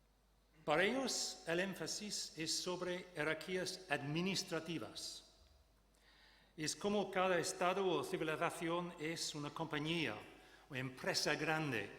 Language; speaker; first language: Spanish; non-native, fluent; English